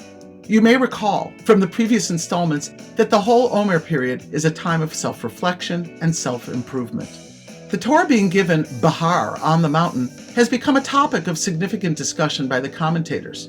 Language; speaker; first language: English; native; English